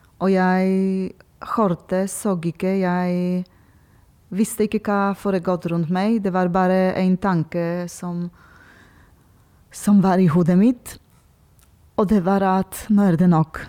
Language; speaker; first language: Norwegian; non-native, learner; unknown